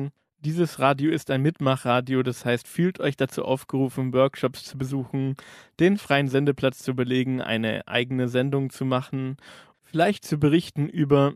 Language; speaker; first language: German; native; German